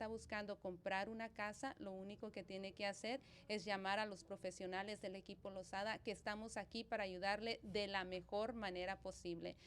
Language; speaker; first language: Spanish; early bilingual, other home language; English